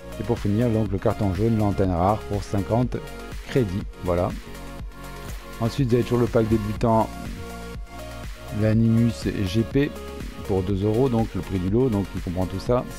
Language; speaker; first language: French; native; French